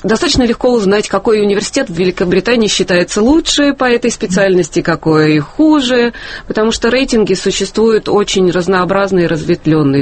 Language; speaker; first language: Russian; native; Russian